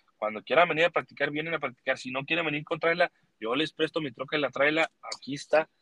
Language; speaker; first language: Spanish; early bilingual, heritage; Spanish